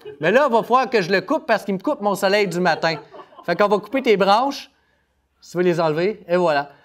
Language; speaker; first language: French; native; French